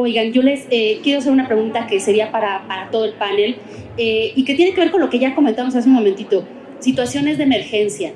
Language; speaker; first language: Spanish; native; Spanish